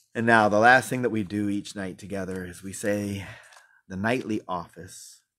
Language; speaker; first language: English; native; English